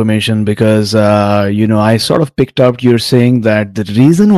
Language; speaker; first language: English; non-native, local second language; Tamil